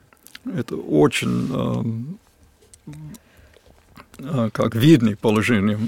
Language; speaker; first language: Russian; non-native, fluent; English